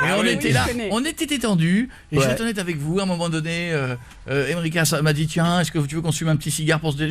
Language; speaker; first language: French; native; French